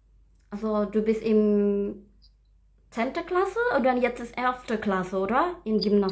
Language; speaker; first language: German; non-native, learner; Indonesian